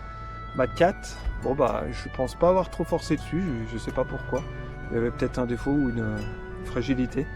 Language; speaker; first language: French; native; French